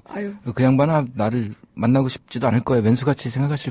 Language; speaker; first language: Korean; native; Korean